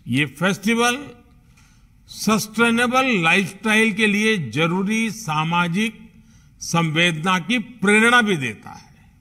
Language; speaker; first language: Hindi; non-native, local second language; Gujarati